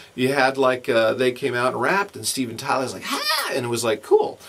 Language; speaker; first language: English; native; English